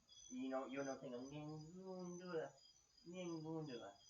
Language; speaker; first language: Spanish; non-native, fluent; English